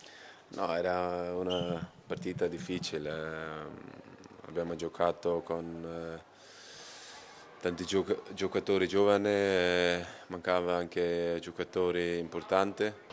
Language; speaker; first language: Italian; non-native, learner; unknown